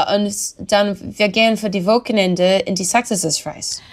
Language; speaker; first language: German; non-native, learner; English